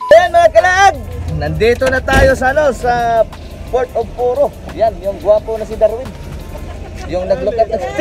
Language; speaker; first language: Filipino; non-native, local second language; Cebuano